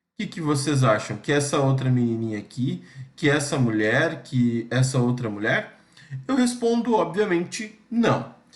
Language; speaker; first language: Portuguese; native; Portuguese